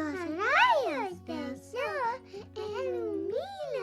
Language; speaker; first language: Spanish; non-native, learner; English